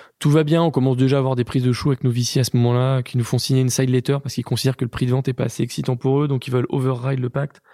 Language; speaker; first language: French; native; French